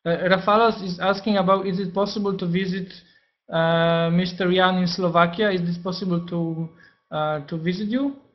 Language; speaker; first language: English; non-native, fluent; Polish